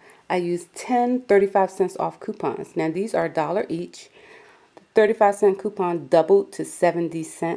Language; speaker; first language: English; native; English